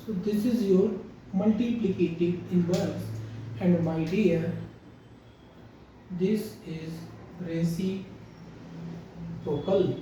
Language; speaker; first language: English; non-native, local second language; Hindi